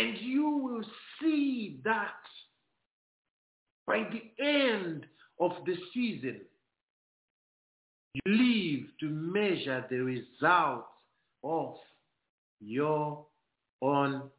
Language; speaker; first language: English; non-native, local second language; Shona